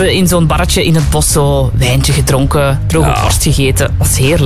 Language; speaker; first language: Dutch; native; Dutch